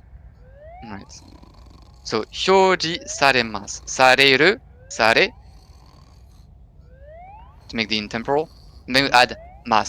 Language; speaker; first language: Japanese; non-native, fluent; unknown